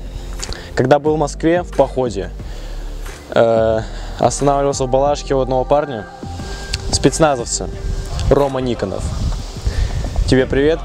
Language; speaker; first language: Russian; native; Russian